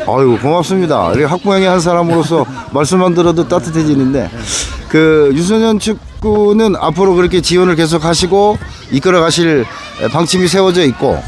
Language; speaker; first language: Korean; native; Korean